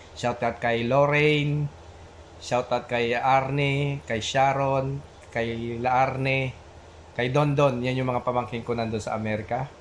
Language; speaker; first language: Filipino; non-native, local second language; Pampanga